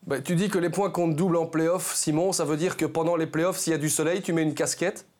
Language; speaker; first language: French; native; French